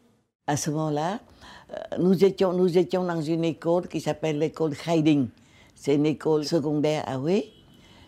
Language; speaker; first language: French; non-native, local second language; Vietnamese